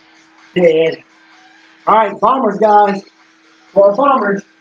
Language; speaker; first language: English; native; English